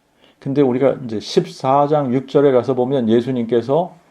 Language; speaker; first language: Korean; native; Korean